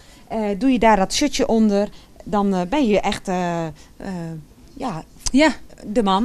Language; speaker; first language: Dutch; native; Dutch